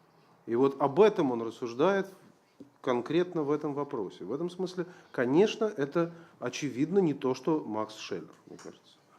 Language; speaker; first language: Russian; native; Russian